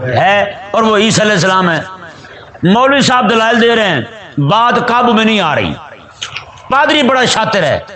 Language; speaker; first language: Urdu; non-native, local second language; Punjabi